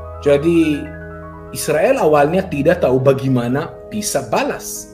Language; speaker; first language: Indonesian; non-native, fluent; Hebrew